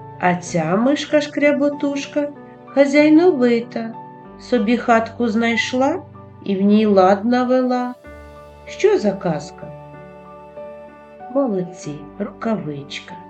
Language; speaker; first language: Ukrainian; native; Ukrainian